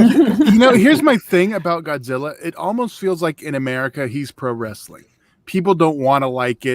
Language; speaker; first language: English; native; English